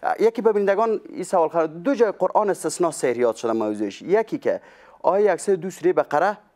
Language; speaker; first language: Persian; native; Persian